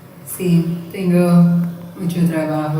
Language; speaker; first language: Spanish; non-native, learner; English